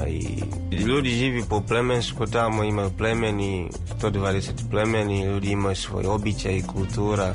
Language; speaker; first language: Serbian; non-native, learner; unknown